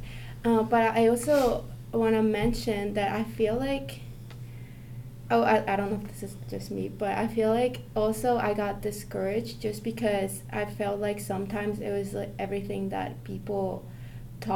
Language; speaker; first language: English; non-native, fluent; Spanish